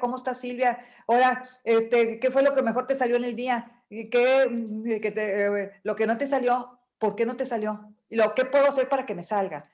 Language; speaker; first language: Spanish; native; Spanish